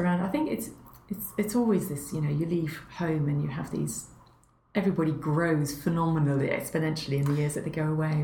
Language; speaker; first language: English; native; English